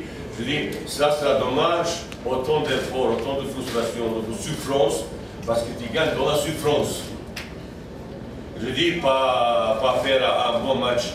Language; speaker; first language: French; non-native, fluent; Bosnian